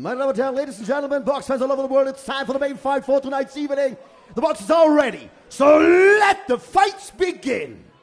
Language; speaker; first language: English; non-native, fluent; German